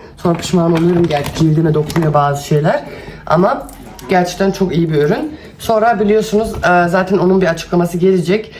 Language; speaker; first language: Turkish; early bilingual, heritage; Turkish